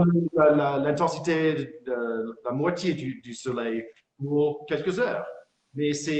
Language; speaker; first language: French; non-native, fluent; English